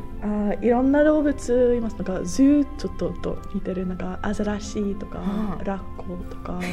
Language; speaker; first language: Japanese; non-native, learner; English